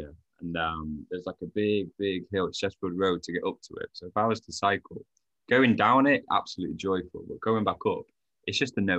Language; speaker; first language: English; native; English